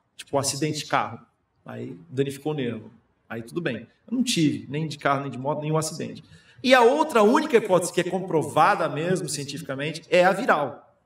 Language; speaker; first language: Portuguese; non-native, fluent; German